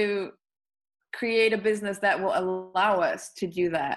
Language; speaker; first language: English; non-native, fluent; Dutch